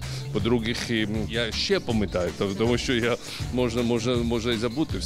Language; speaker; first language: Ukrainian; non-native, learner; Georgian